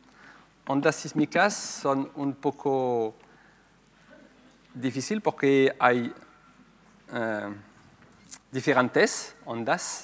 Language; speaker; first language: Spanish; non-native, fluent; French